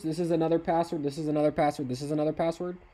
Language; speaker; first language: English; native; English